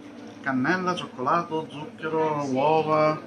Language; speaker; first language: Italian; native; Italian